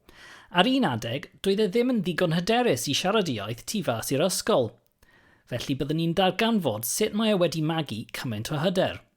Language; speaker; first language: Welsh; non-native, local second language; English